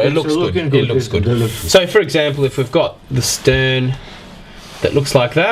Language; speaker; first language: English; native; English